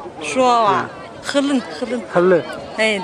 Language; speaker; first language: Chinese; non-native, local second language; Mongolian